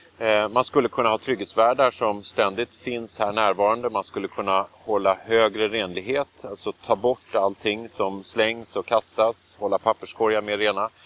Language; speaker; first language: Swedish; native; Swedish